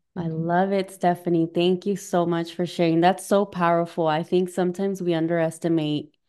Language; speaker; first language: English; native; English